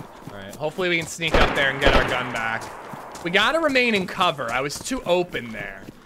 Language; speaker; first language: English; native; English